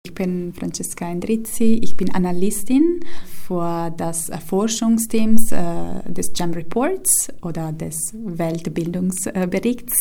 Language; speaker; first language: German; non-native, fluent; Italian